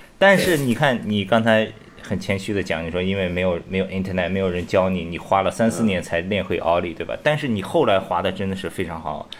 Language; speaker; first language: Chinese; native; Chinese